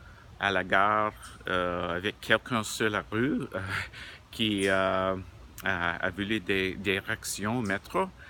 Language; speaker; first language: French; non-native, learner; English